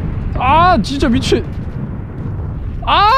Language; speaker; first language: Korean; native; Korean